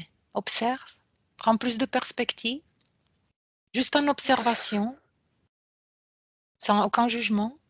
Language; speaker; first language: French; non-native, fluent; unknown